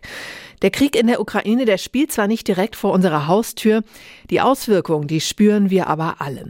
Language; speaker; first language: German; native; German